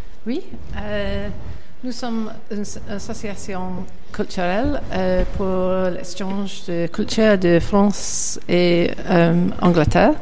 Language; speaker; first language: French; non-native, learner; English